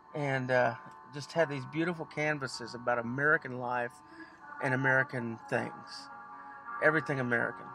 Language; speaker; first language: English; native; English